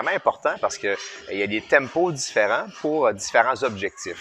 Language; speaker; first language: French; native; French